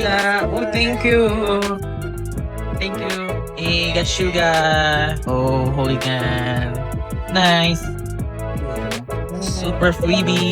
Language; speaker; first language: English; non-native, local second language; Filipino